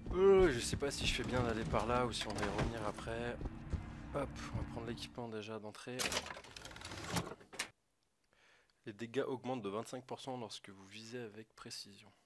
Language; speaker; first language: French; native; French